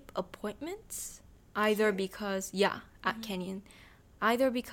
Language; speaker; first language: English; non-native, fluent; Japanese